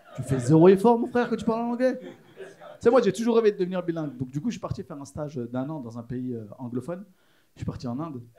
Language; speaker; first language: French; native; French